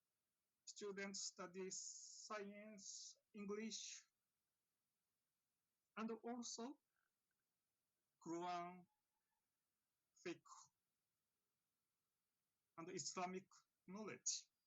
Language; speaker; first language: English; non-native, fluent; Japanese